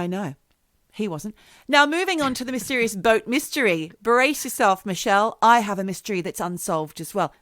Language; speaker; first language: English; native; English